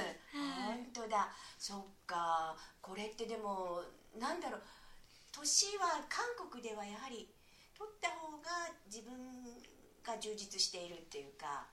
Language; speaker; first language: Japanese; native; Japanese